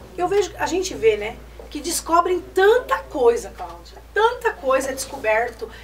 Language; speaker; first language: Portuguese; native; Portuguese